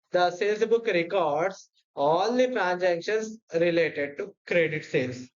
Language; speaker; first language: English; non-native, local second language; Telugu